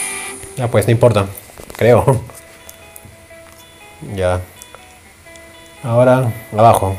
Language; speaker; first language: Spanish; native; Spanish